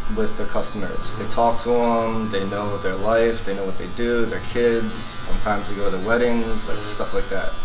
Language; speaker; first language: English; early bilingual, other home language; Thai